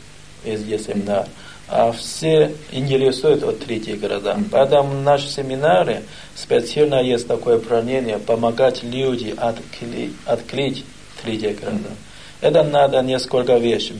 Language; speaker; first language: Russian; non-native, learner; Chinese